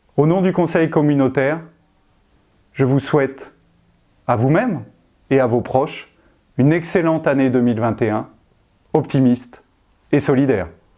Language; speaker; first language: French; native; French